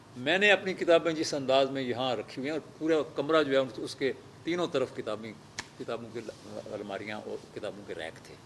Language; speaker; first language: Urdu; non-native, local second language; Punjabi